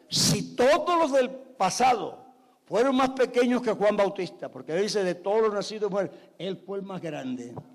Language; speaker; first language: Spanish; native; Spanish